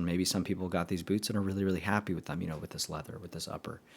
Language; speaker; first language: English; native; English